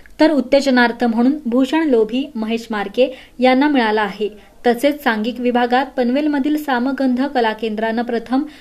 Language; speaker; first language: Marathi; native; Marathi